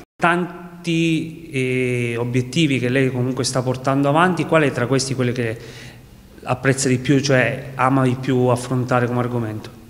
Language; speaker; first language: Italian; native; Italian